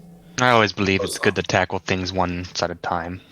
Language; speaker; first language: English; native; English